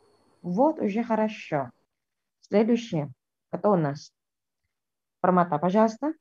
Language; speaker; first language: Russian; non-native, fluent; Indonesian